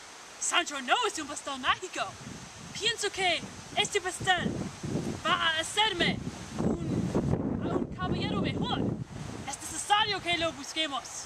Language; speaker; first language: Spanish; non-native, learner; English